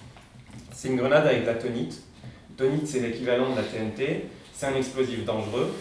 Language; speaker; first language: French; native; French